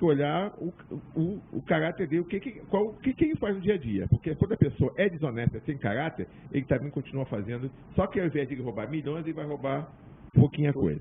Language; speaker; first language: Portuguese; native; Portuguese